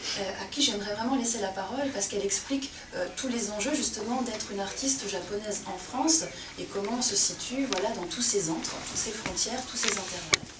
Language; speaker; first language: French; native; French